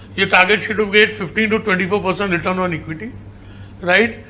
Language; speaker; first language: English; non-native, local second language; Hindi